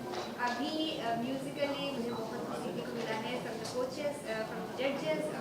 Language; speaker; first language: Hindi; non-native, local second language; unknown